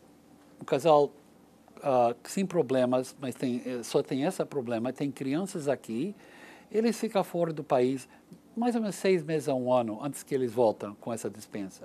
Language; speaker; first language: Portuguese; non-native, learner; English